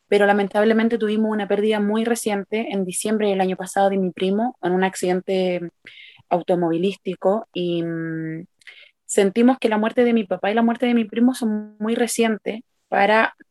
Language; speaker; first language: Spanish; native; Spanish